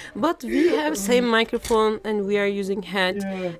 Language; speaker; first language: English; non-native, learner; Turkish